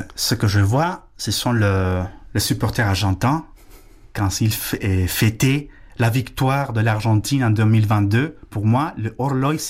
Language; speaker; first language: French; non-native, fluent; Spanish